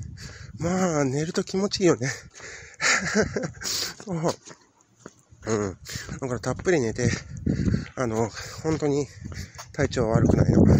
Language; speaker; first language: Japanese; native; Japanese